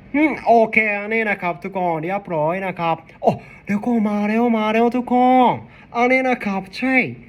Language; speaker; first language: Thai; non-native, learner; Japanese